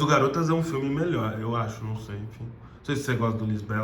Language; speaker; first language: Portuguese; native; Portuguese